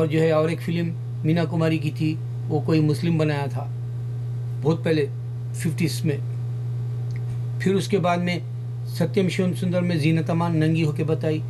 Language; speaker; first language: Urdu; native; Urdu